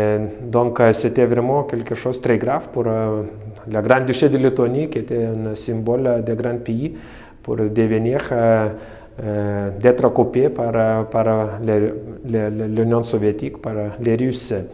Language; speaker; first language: French; non-native, fluent; Lithuanian